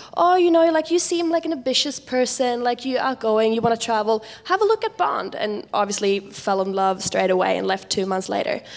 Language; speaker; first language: English; non-native, fluent; Swedish